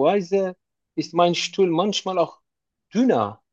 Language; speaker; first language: German; non-native, learner; Turkish